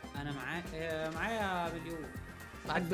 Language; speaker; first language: Arabic; native; Arabic